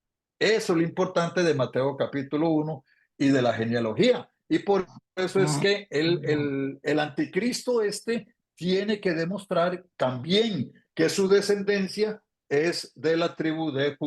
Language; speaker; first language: Spanish; native; Spanish